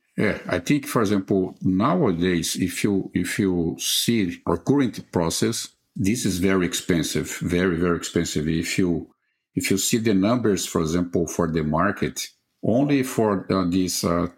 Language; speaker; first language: English; non-native, fluent; Portuguese